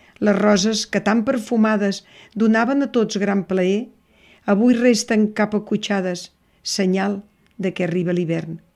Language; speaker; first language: Catalan; native; Catalan